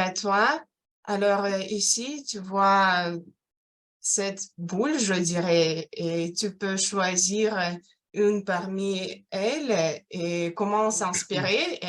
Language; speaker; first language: French; non-native, fluent; Russian